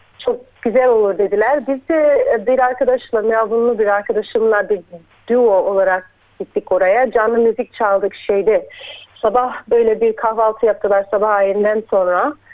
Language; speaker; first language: Turkish; early bilingual, heritage; Turkish